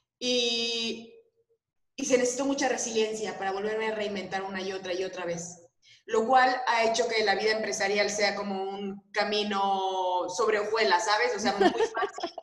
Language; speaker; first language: Spanish; native; Spanish